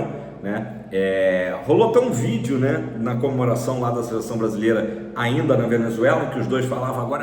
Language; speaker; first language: Portuguese; native; Portuguese